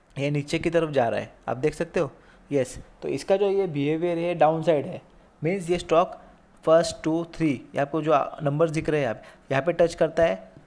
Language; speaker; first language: Hindi; native; Hindi